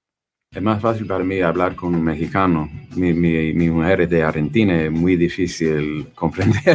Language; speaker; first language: Spanish; non-native, learner; English